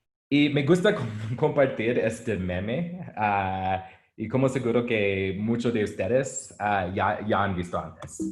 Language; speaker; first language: Spanish; non-native, learner; English